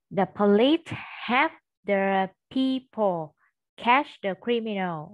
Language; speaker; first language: English; non-native, fluent; Vietnamese